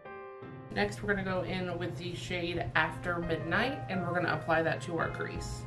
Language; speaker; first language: English; native; English